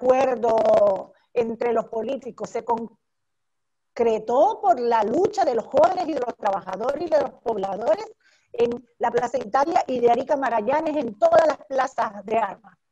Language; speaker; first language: Spanish; native; Spanish